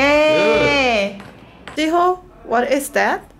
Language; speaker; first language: English; non-native, fluent; Korean